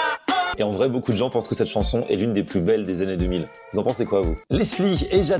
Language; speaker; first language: French; native; French